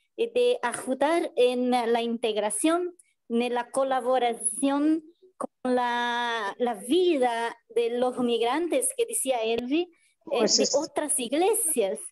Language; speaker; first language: Spanish; non-native, fluent; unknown